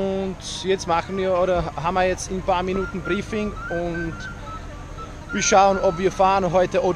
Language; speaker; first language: German; non-native, learner; Slovak